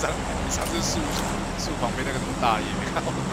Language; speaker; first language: Chinese; native; Chinese